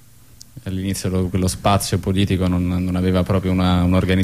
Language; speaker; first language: Italian; native; Italian